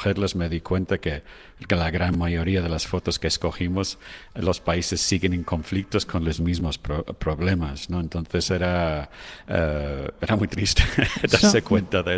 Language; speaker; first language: Spanish; non-native, fluent; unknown